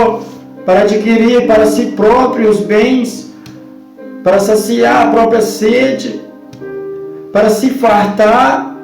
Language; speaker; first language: Portuguese; native; Portuguese